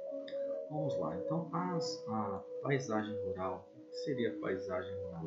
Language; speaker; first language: Portuguese; native; Portuguese